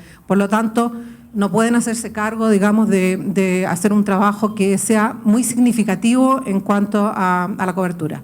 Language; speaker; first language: Spanish; native; Spanish